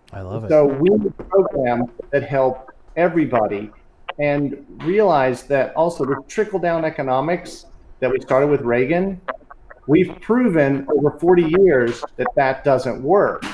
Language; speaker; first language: English; native; English